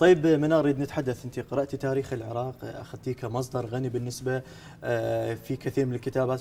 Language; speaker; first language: Arabic; native; Arabic